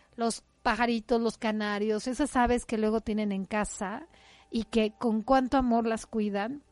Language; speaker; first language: Spanish; native; Spanish